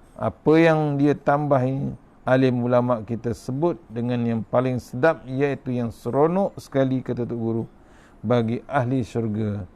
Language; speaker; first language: Malay; native; Malay